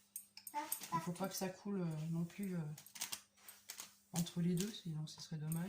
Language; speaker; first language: French; native; French